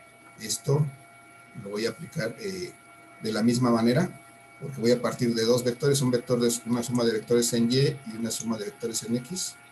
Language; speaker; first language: Spanish; native; Spanish